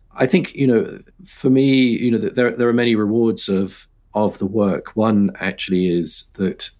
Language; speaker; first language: English; native; English